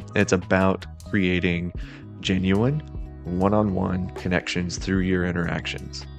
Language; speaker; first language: English; native; English